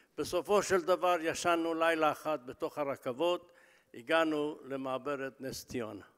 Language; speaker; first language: Hebrew; early bilingual, other home language; Persian